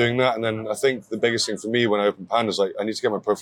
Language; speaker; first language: English; native; English